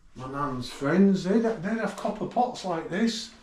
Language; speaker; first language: English; native; English